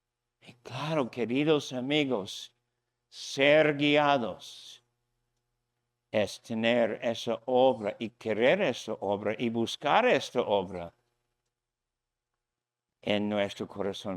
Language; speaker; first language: Spanish; non-native, fluent; English